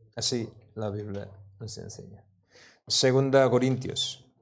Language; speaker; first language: Spanish; non-native, learner; Korean